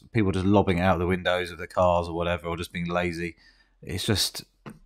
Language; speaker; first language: English; native; English